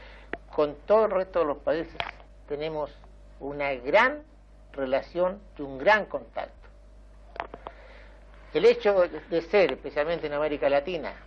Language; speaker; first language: Spanish; native; Spanish